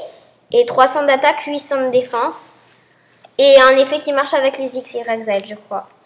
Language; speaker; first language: French; native; French